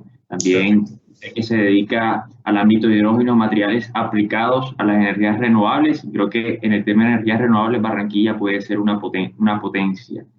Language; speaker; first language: Spanish; native; Spanish